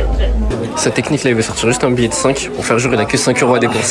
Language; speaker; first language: French; native; French